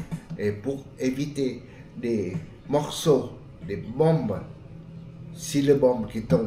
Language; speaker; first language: French; non-native, fluent; Vietnamese